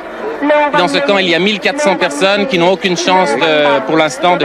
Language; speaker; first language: French; native; French